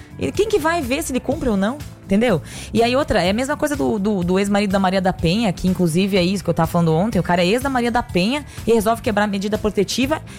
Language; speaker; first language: Portuguese; native; Portuguese